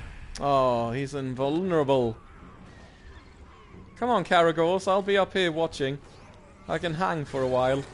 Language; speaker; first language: English; native; English